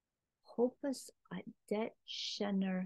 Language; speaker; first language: Swedish; non-native, learner; English